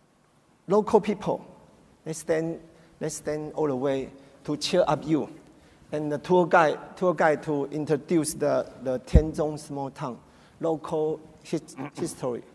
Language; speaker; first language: English; non-native, learner; Chinese